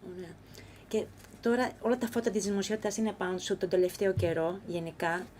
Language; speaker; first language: Greek; native; Greek